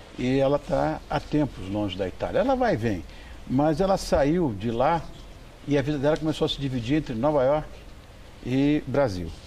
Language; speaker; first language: Portuguese; native; Portuguese